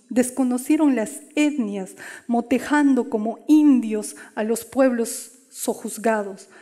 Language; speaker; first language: Spanish; non-native, local second language; Quechua